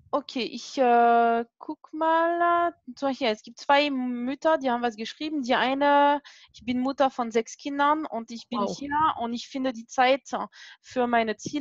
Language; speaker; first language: German; non-native, fluent; French